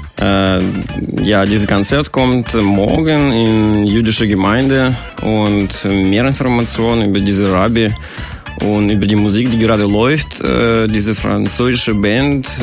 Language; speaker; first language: German; non-native, fluent; Russian